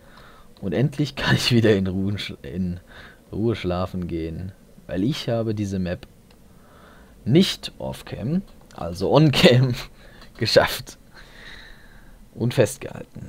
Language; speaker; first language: German; native; German